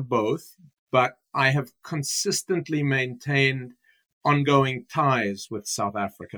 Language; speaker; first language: English; native; English